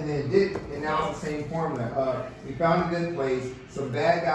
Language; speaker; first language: English; native; English